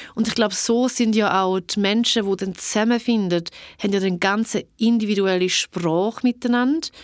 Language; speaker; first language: German; early bilingual, other home language; Albanian